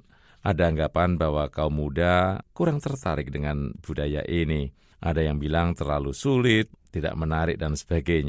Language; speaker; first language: Indonesian; native; Indonesian